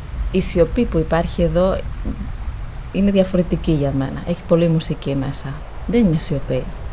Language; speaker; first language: Greek; non-native, fluent; Spanish